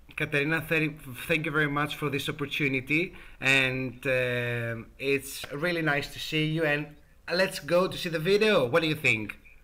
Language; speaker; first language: English; non-native, learner; Greek